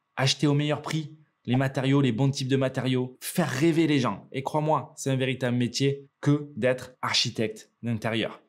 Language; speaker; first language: French; native; French